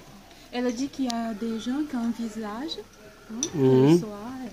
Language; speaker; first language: French; non-native, fluent; Portuguese